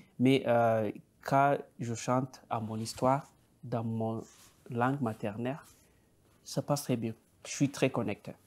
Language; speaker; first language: French; non-native, local second language; Kinyarwanda